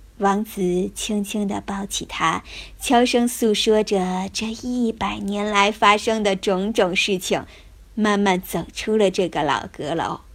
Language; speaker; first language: Chinese; native; Chinese